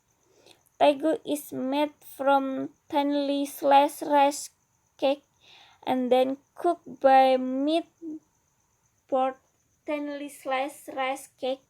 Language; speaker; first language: English; non-native, learner; Indonesian